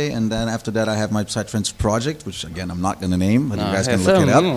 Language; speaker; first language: English; non-native, fluent; German